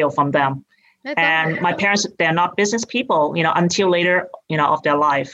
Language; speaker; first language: English; native; English